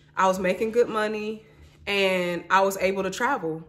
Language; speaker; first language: English; native; English